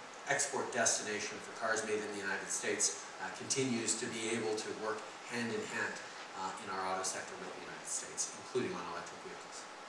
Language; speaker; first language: English; native; English